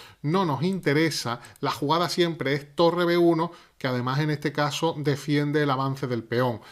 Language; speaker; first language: Spanish; native; Spanish